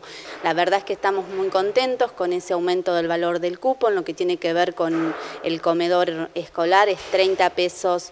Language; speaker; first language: Spanish; native; Spanish